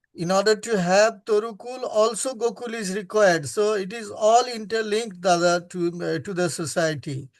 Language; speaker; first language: English; non-native, local second language; Hindi